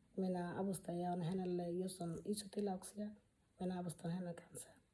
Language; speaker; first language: Finnish; non-native, learner; Bangla